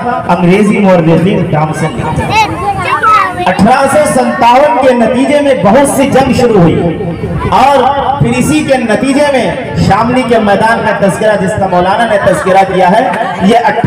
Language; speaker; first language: Urdu; native; Urdu